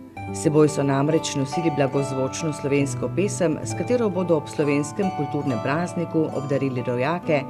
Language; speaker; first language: Slovenian; native; Slovenian